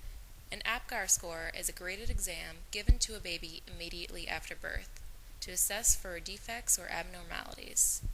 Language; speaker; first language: English; native; English